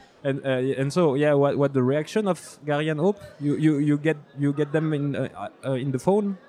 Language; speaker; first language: English; non-native, learner; French